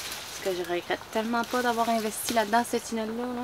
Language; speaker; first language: French; native; French